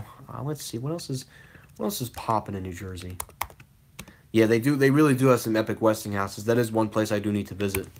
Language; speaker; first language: English; native; English